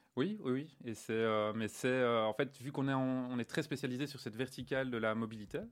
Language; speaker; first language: French; native; French